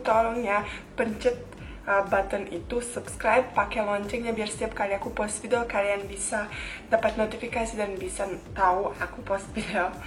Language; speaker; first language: Indonesian; non-native, fluent; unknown